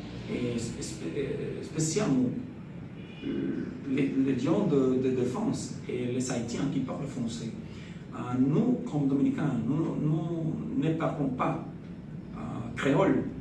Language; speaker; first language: French; non-native, fluent; Spanish